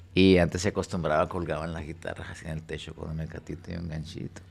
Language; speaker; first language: Spanish; native; Spanish